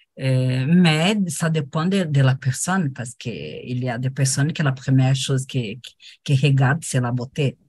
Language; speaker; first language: French; non-native, learner; Portuguese